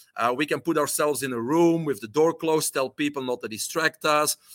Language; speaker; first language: English; non-native, fluent; Dutch